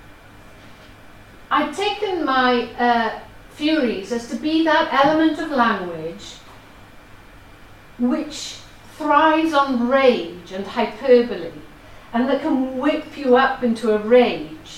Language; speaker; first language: English; non-native, local second language; Welsh